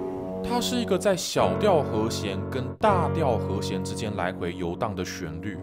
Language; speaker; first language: Chinese; native; Chinese